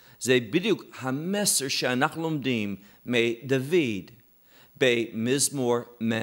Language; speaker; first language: Hebrew; non-native, fluent; English